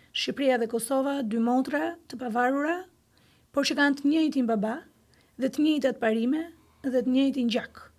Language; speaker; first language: Albanian; non-native, local second language; Greek